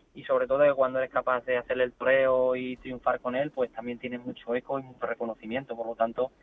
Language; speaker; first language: Spanish; native; Spanish